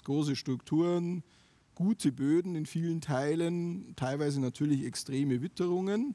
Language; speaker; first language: German; native; German